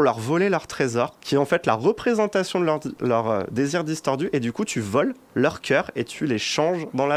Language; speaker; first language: French; native; French